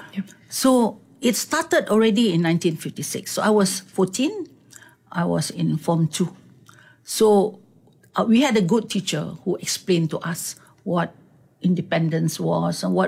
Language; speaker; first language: English; non-native, local second language; Malay